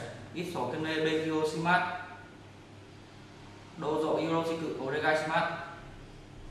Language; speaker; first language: Japanese; non-native, learner; Vietnamese